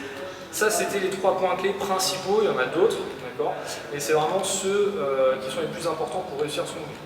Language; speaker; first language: French; native; French